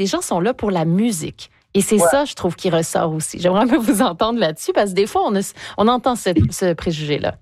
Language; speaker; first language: French; native; French